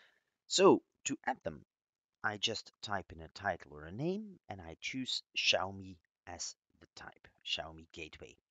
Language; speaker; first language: English; non-native, fluent; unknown